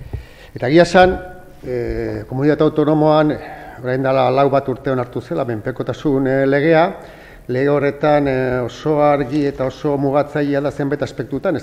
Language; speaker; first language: Basque; native; Basque